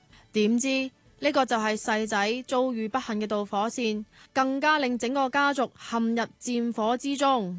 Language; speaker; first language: Chinese; non-native, local second language; Cantonese